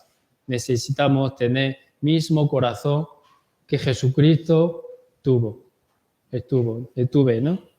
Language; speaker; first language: Spanish; non-native, learner; Korean